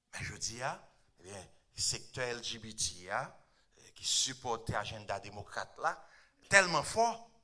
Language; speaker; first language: French; non-native, local second language; Haitian Creole